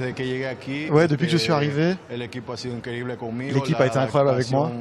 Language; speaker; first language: French; native; French